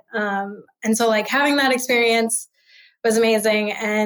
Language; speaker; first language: English; native; English